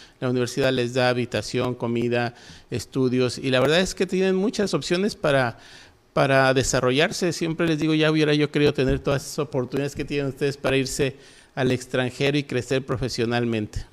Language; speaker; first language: Spanish; native; Spanish